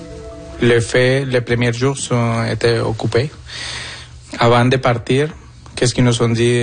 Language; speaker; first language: French; non-native, fluent; Spanish